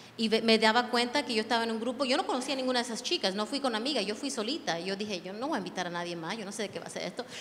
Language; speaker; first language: Spanish; early bilingual, heritage; Spanish